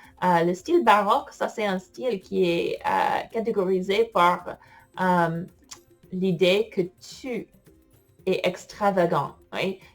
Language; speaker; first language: French; non-native, fluent; English